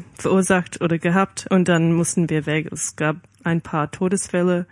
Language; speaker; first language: German; non-native, learner; English